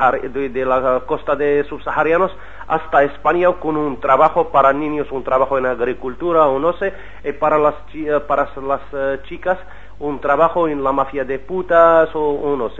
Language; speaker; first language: Spanish; non-native, learner; Arabic